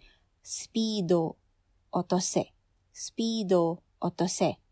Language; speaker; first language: Japanese; non-native, fluent; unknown